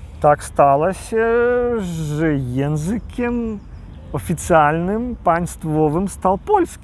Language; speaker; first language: Polish; non-native, local second language; Belarusian